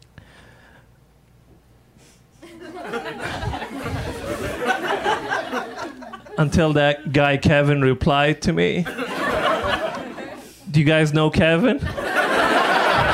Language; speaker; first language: English; non-native, fluent; Arabic